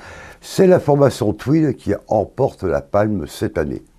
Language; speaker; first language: French; native; French